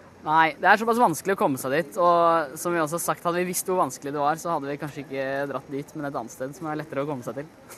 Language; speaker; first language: Norwegian; native; Norwegian